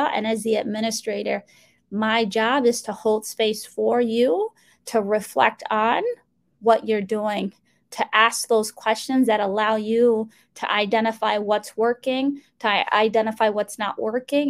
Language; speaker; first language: English; early bilingual, other home language; Somali